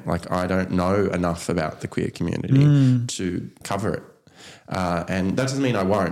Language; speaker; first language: English; native; English